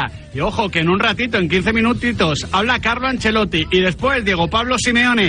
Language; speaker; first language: Spanish; native; Spanish